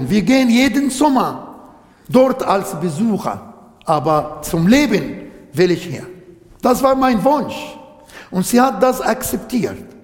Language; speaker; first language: German; non-native, fluent; Arabic